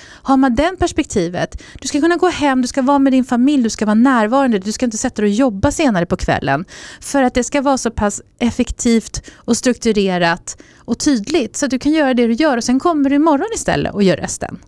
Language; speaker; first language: Swedish; native; Swedish